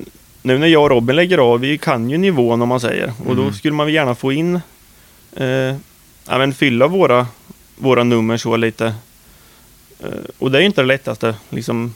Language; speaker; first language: Swedish; native; Swedish